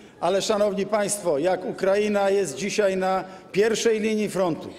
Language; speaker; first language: Polish; native; Polish